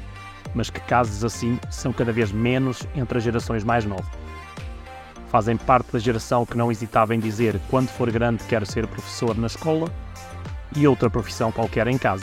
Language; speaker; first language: Portuguese; native; Portuguese